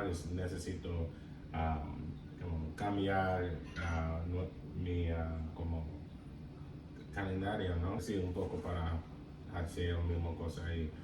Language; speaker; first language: Spanish; non-native, learner; English